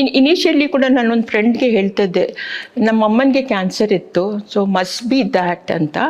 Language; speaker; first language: Kannada; non-native, local second language; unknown